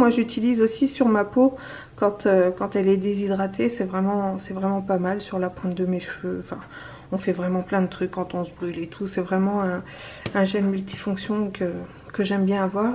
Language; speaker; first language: French; native; French